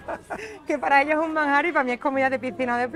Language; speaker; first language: Spanish; native; Spanish